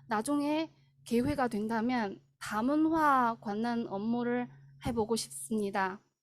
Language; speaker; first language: Korean; non-native, fluent; Chinese